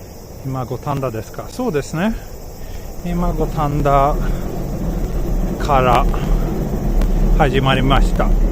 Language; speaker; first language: Japanese; non-native, fluent; Swedish